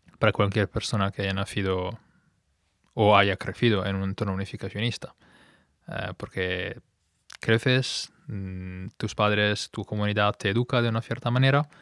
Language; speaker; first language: Spanish; non-native, fluent; Italian